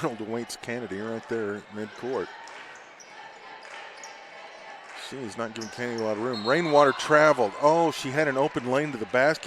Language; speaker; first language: English; native; English